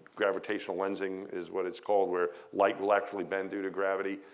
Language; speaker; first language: English; native; English